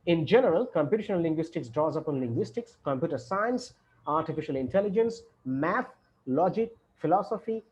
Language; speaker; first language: English; non-native, local second language; Bangla